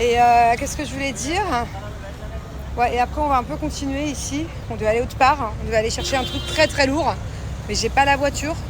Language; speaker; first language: French; native; French